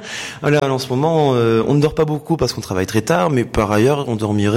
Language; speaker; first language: French; native; French